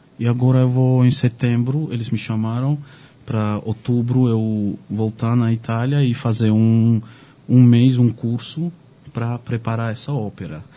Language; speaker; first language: Portuguese; non-native, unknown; Georgian